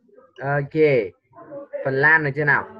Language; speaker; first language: Vietnamese; native; Vietnamese